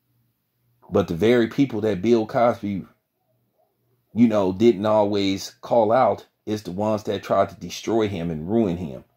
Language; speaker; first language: English; native; English